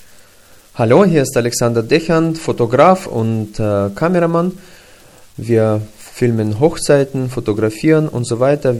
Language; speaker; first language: German; non-native, fluent; Russian